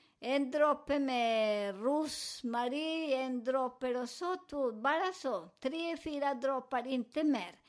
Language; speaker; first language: Swedish; non-native, fluent; Spanish